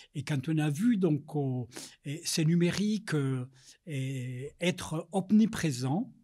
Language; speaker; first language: French; non-native, fluent; Spanish